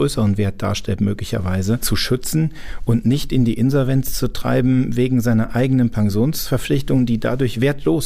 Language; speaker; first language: German; native; German